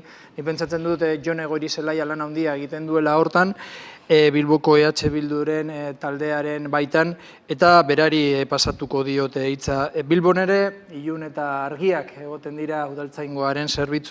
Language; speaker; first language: Basque; native; Basque